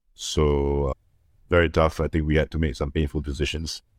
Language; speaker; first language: English; early bilingual, other home language; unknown